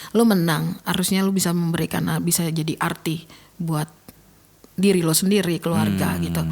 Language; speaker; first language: Indonesian; native; Indonesian